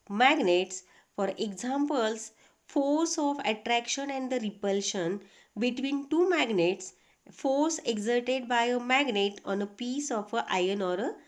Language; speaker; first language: English; non-native, local second language; Marathi